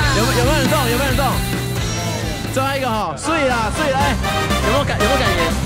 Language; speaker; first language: Chinese; native; Chinese